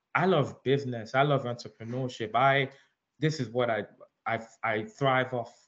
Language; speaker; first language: English; early bilingual, other home language; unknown